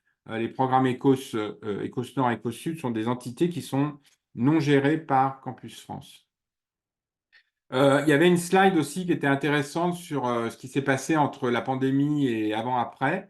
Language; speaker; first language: French; native; French